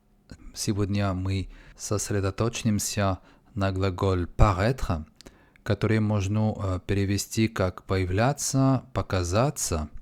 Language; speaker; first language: Russian; non-native, fluent; French